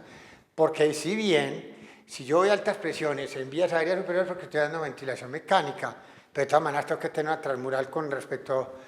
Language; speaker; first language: Spanish; native; Spanish